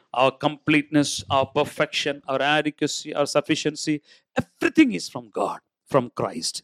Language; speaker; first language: English; non-native, local second language; Malayalam